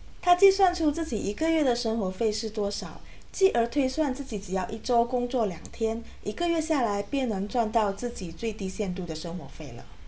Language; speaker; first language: Chinese; native; Chinese